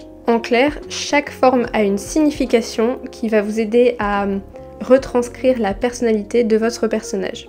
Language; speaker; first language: French; native; French